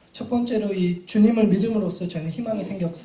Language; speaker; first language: Korean; native; Korean